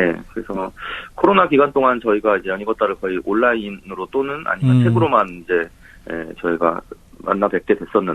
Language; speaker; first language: Korean; native; Korean